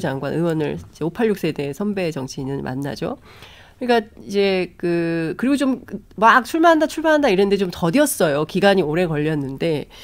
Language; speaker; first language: Korean; native; Korean